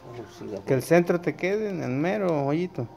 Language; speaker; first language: Spanish; native; Spanish